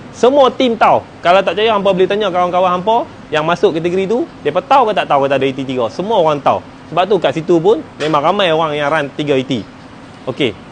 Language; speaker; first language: Malay; native; Malay